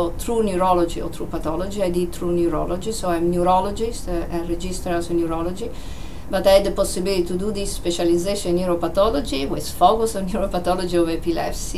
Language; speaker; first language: English; non-native, fluent; Italian